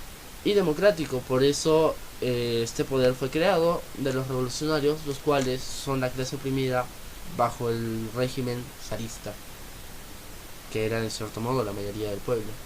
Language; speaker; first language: Spanish; native; Spanish